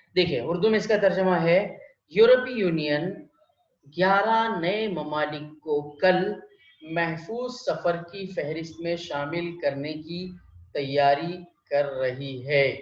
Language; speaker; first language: Urdu; native; Urdu